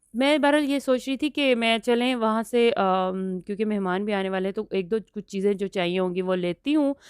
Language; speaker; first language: Urdu; non-native, local second language; Punjabi